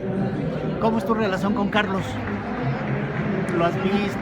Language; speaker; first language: Spanish; native; Spanish